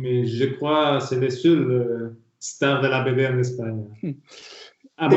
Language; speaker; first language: French; non-native, fluent; Spanish